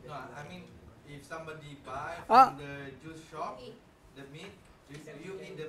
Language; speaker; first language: English; non-native, learner; Malay